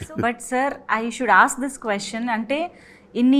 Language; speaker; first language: English; non-native, local second language; Telugu